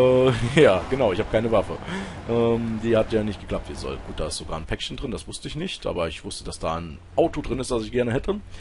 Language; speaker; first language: German; native; German